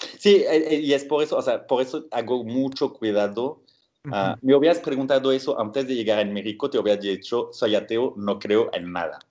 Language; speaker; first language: Spanish; non-native, fluent; French